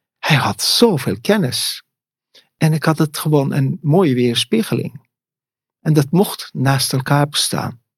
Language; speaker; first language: Dutch; non-native, fluent; Persian